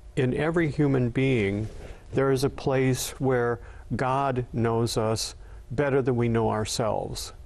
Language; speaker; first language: English; native; English